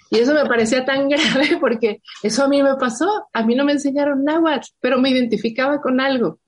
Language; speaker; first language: Spanish; native; Spanish